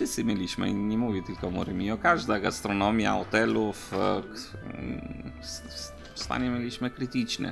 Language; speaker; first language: Polish; non-native, learner; Italian